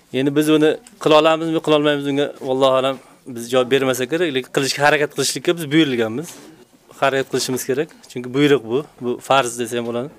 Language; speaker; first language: Uzbek; native; Uzbek